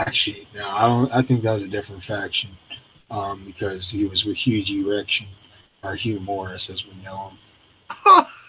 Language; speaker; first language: English; native; English